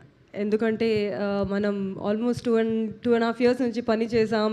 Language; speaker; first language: Telugu; non-native, fluent; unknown